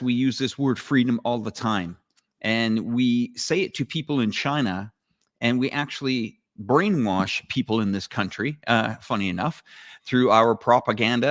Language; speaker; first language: English; native; English